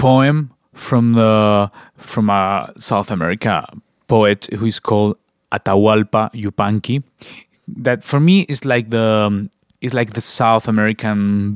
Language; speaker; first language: English; non-native, fluent; Spanish